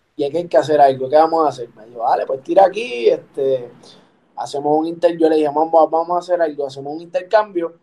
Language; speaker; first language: Spanish; native; Spanish